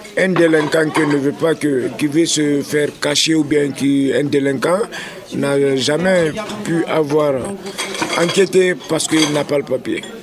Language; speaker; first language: French; non-native, local second language; Fula